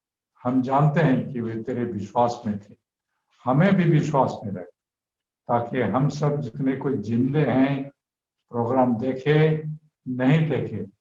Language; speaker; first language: Hindi; native; Hindi